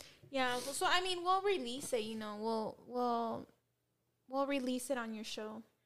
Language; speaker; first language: English; early bilingual, other home language; Spanish